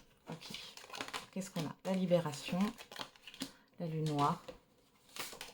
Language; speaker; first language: French; native; French